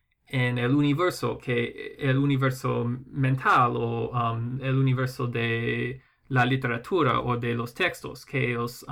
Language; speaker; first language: Spanish; non-native, fluent; English